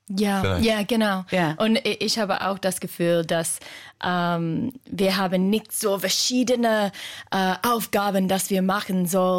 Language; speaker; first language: German; non-native, fluent; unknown